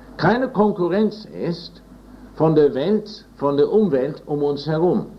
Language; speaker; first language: German; non-native, fluent; English